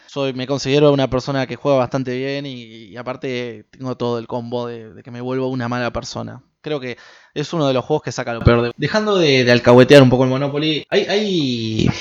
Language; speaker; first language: Spanish; native; Spanish